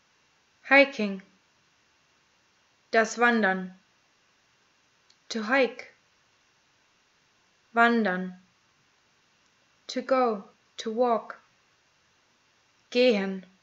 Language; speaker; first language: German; native; German